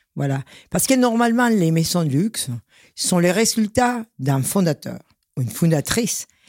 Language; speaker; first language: French; non-native, fluent; Spanish